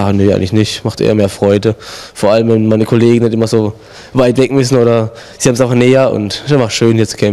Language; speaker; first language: German; native; German